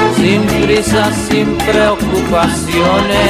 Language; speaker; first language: Spanish; early bilingual, heritage; Spanish